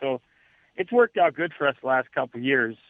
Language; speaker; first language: English; native; English